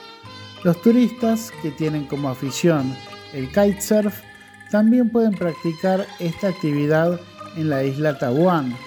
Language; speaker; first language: Spanish; non-native, fluent; Indonesian